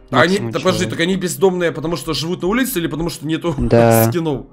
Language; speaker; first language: Russian; native; Russian